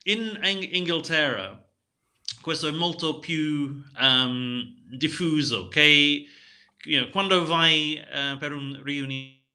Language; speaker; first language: Italian; non-native, learner; English